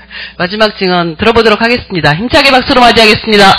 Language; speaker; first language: Korean; native; Korean